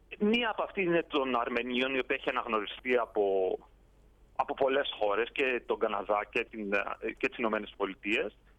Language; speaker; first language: Greek; native; Greek